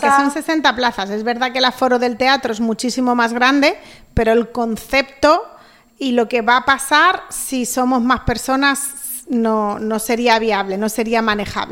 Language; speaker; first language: Spanish; native; Spanish